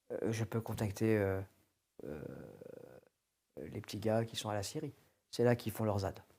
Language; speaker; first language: French; native; French